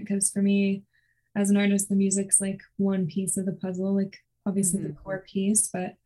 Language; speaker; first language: English; native; English